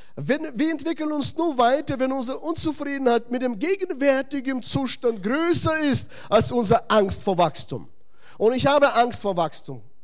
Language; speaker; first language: German; non-native, fluent; Russian